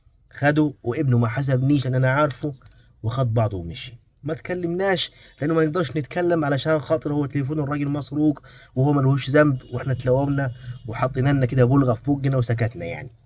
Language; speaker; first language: Arabic; native; Arabic